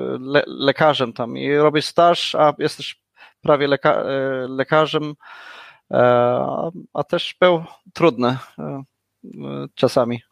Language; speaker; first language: Polish; non-native, learner; Swedish